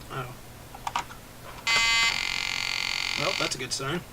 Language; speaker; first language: English; native; English